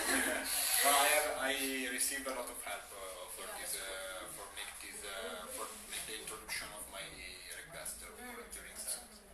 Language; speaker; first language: English; non-native, learner; Italian